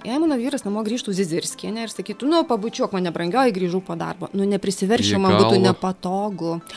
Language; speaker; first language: Lithuanian; native; Lithuanian